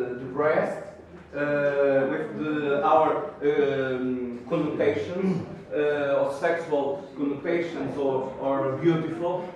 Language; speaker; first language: English; non-native, learner; Portuguese